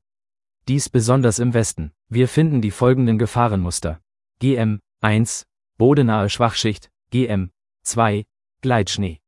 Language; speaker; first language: German; native; German